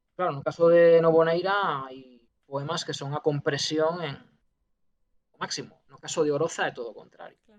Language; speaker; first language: Galician; non-native, local second language; Spanish